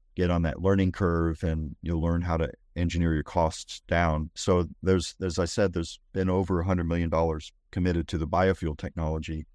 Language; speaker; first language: English; native; English